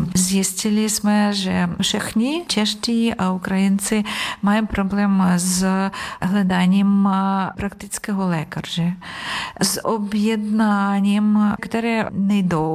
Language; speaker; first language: Czech; non-native, learner; Ukrainian